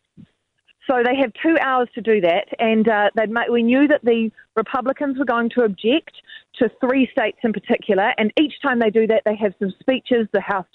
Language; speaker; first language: English; native; English